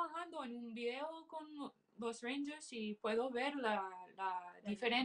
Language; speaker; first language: Spanish; early bilingual, heritage; English